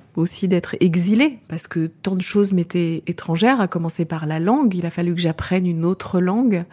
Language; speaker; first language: French; native; French